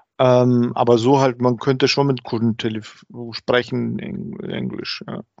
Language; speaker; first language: German; early bilingual, other home language; Croatian